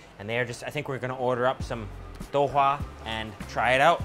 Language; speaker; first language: English; native; English